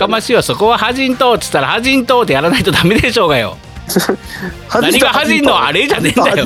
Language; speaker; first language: Japanese; native; Japanese